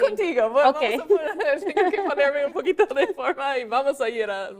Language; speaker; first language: Spanish; non-native, fluent; English